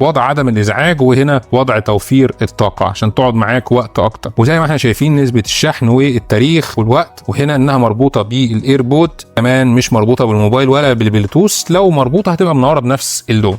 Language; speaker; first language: Arabic; native; Arabic